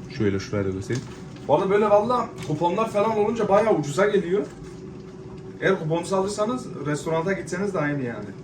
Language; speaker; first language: Turkish; early bilingual, heritage; Turkish